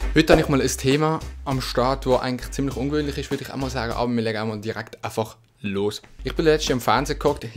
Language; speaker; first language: German; native; German